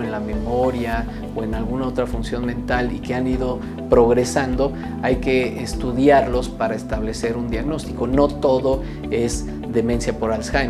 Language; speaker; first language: Spanish; native; Spanish